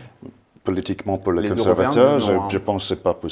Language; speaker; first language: French; non-native, fluent; English